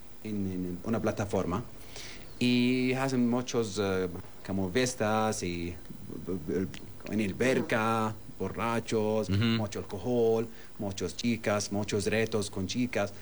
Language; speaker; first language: Spanish; non-native, learner; Arabic